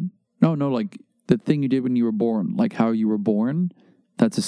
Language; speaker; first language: English; native; English